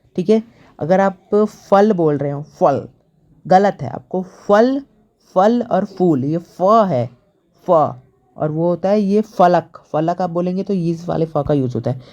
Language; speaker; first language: Hindi; native; Hindi